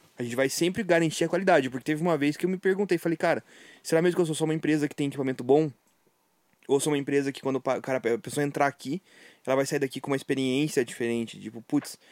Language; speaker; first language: Portuguese; native; Portuguese